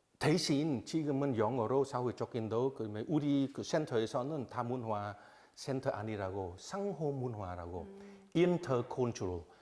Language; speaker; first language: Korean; non-native, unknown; Vietnamese